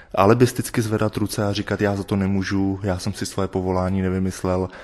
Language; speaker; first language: Czech; native; Czech